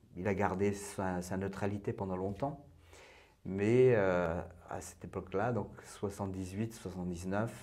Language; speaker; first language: French; non-native, fluent; Persian